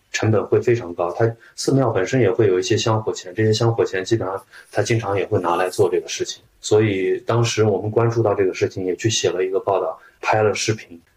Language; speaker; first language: Chinese; native; Chinese